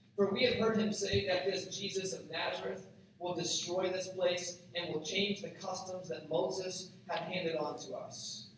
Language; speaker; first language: English; native; English